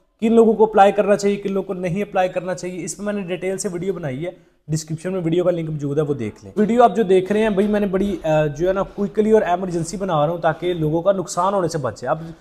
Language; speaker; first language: Urdu; native; Urdu